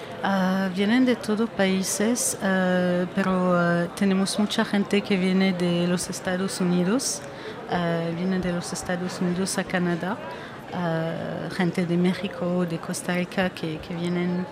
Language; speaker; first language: Spanish; non-native, fluent; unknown